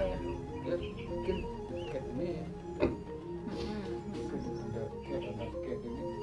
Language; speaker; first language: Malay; non-native, local second language; Balinese